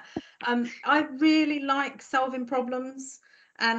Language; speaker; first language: English; native; English